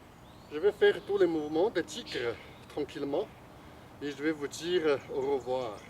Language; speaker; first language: French; non-native, fluent; Chinese